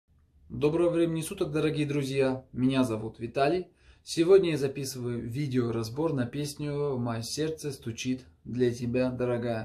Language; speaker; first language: Russian; native; Russian